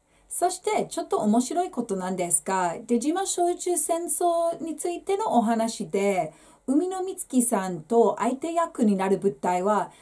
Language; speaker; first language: Japanese; non-native, fluent; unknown